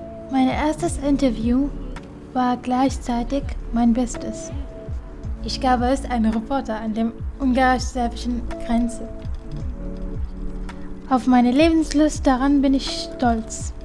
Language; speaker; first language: German; non-native, fluent; Kurdish